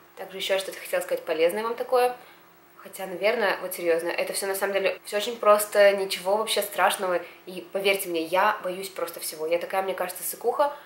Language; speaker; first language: Russian; native; Russian